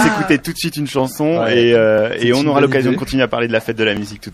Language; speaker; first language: French; native; French